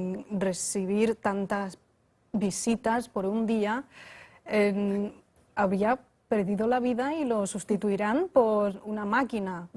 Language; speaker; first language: Spanish; non-native, fluent; Chinese